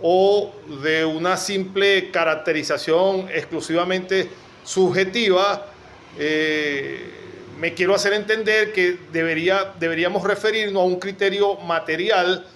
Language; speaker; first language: Spanish; native; Spanish